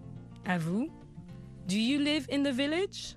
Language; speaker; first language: English; non-native, fluent; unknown